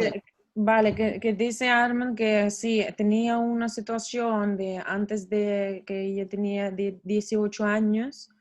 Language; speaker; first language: Spanish; non-native, learner; Russian